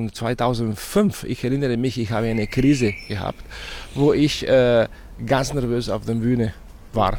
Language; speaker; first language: German; non-native, fluent; Catalan